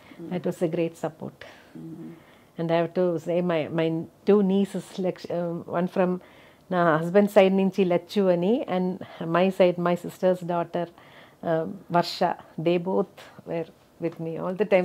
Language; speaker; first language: English; non-native, local second language; Malayalam